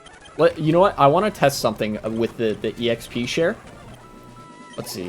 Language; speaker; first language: English; native; English